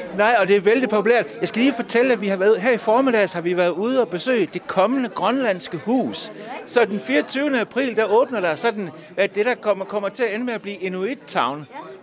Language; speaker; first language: Danish; native; Danish